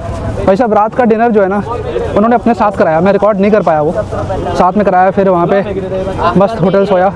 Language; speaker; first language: Hindi; native; Hindi